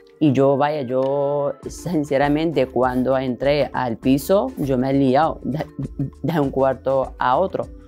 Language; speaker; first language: Spanish; non-native, fluent; Arabic